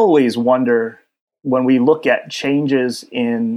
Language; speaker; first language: English; native; English